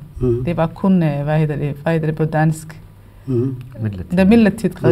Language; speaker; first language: Danish; non-native, learner; Somali